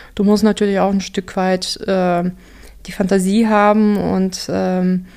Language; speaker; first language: German; non-native, local second language; Russian